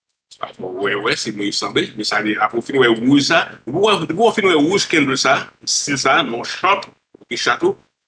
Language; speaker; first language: English; non-native, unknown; Haitian Creole